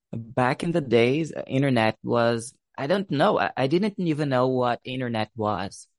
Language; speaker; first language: English; non-native, fluent; Portuguese